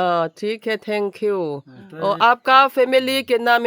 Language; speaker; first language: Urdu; non-native, local second language; Mizo